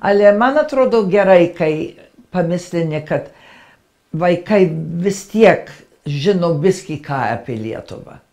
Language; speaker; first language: Lithuanian; early bilingual, heritage; Lithuanian